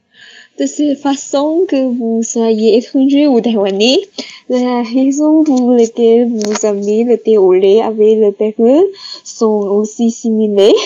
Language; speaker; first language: French; non-native, learner; Chinese